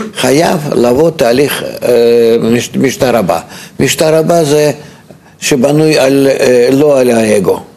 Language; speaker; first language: Hebrew; non-native, fluent; Russian